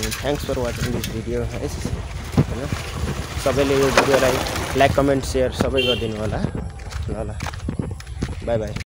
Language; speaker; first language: Nepali; non-native, local second language; Dangaura Tharu